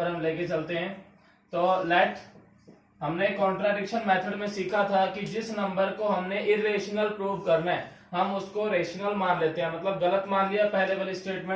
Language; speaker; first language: Hindi; native; Hindi